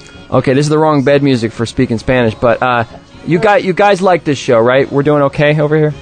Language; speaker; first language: English; native; English